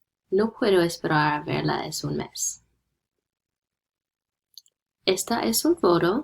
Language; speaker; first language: Spanish; non-native, learner; English